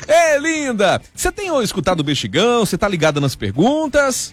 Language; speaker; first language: Portuguese; native; Portuguese